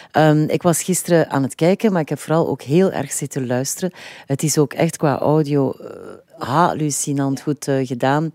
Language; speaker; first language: Dutch; native; Dutch